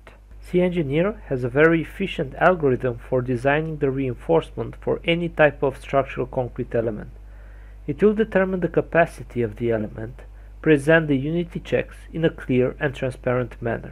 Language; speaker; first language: English; non-native, fluent; Romanian